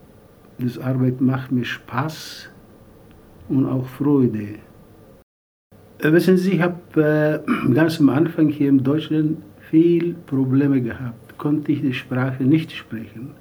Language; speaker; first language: German; non-native, learner; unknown